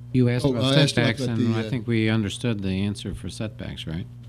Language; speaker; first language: English; native; English